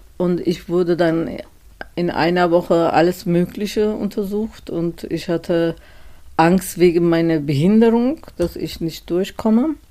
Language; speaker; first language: German; non-native, fluent; Turkish